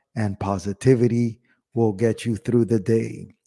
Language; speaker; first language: English; early bilingual, other home language; Spanish